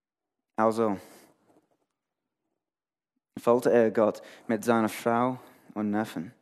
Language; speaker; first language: German; non-native, fluent; English